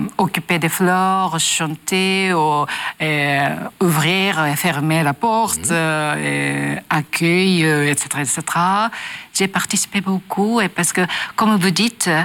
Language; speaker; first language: French; non-native, learner; Japanese